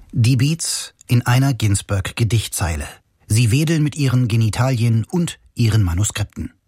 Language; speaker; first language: German; native; German